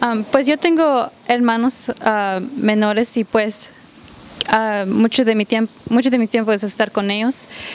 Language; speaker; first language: Spanish; early bilingual, heritage; Spanish